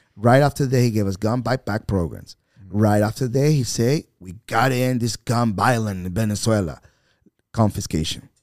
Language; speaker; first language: English; non-native, fluent; Spanish